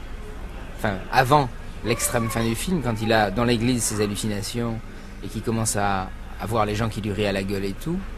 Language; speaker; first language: French; native; French